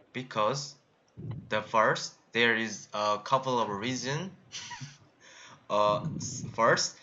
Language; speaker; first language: English; non-native, learner; Korean